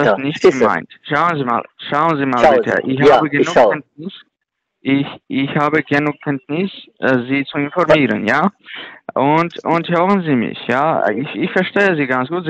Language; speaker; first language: German; non-native, learner; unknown